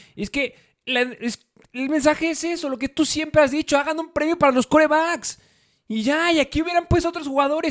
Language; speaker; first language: Spanish; native; Spanish